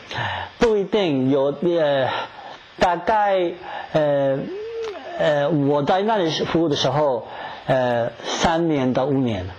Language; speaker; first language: Chinese; non-native, fluent; English